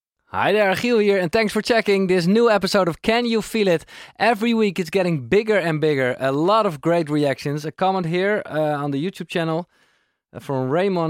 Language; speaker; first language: English; non-native, fluent; Dutch